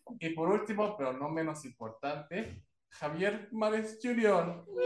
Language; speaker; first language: Spanish; native; Spanish